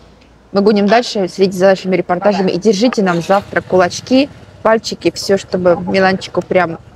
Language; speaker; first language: Russian; native; Russian